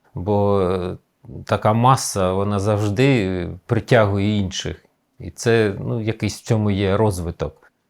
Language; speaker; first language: Ukrainian; native; Ukrainian